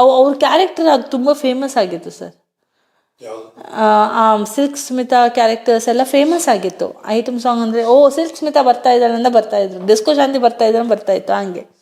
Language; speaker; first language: Kannada; non-native, local second language; Hindi